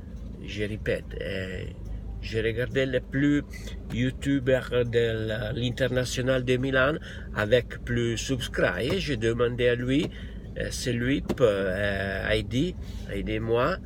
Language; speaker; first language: French; non-native, learner; Italian